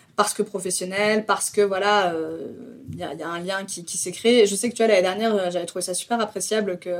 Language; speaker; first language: French; native; French